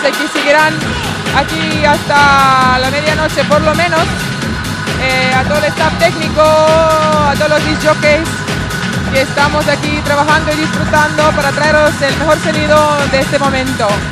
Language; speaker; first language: Spanish; native; Spanish